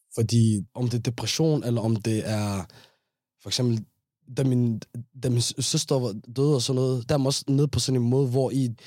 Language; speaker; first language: Danish; native; Danish